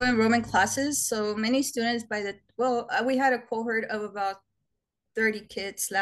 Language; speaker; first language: English; native; English